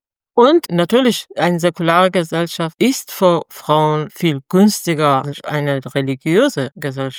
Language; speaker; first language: German; non-native, fluent; Persian